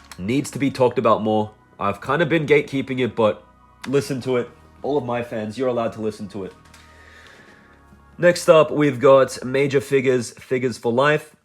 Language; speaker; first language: English; native; English